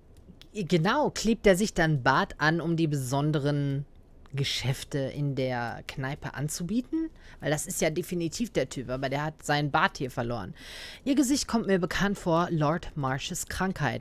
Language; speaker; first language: German; native; German